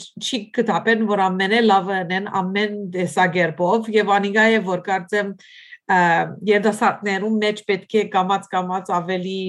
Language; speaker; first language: Armenian; early bilingual, heritage; Armenian